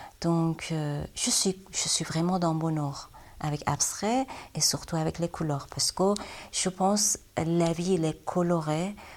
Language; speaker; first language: French; non-native, learner; Persian